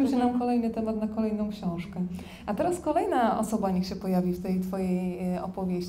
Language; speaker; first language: Polish; native; Polish